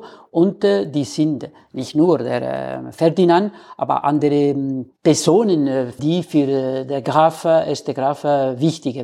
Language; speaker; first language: German; non-native, learner; Spanish